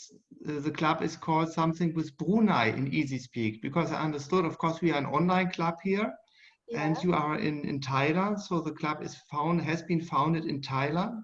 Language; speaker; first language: English; non-native, fluent; German